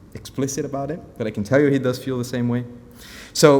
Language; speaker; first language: English; non-native, fluent; Portuguese